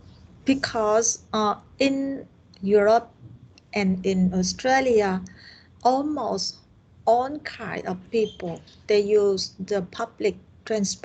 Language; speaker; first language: English; non-native, learner; Vietnamese